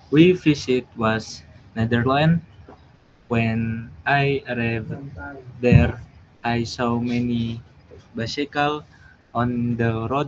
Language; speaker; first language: English; non-native, learner; Indonesian